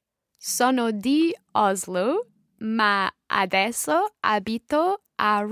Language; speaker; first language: Italian; non-native, learner; English